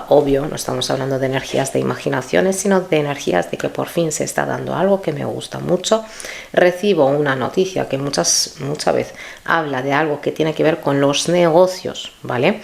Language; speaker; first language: Spanish; native; Spanish